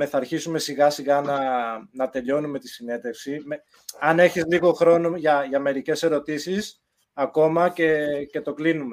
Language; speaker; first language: Greek; early bilingual, heritage; English